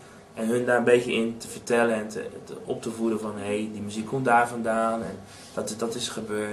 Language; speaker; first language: Dutch; native; Dutch